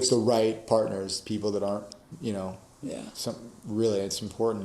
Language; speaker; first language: English; native; English